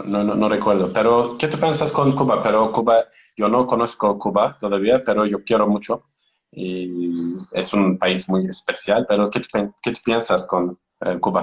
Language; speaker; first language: Spanish; non-native, learner; Turkish